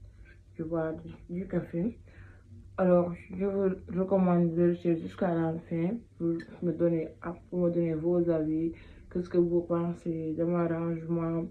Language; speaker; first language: French; non-native, fluent; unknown